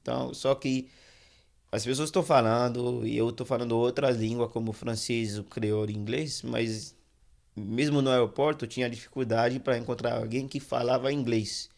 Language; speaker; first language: Portuguese; non-native, fluent; Haitian Creole